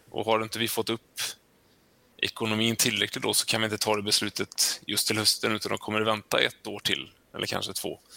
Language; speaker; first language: Swedish; native; Swedish